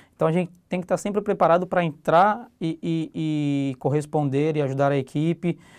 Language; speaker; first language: Portuguese; native; Portuguese